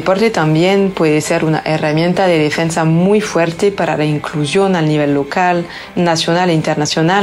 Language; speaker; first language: Spanish; native; Spanish